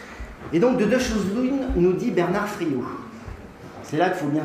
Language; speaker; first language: French; native; French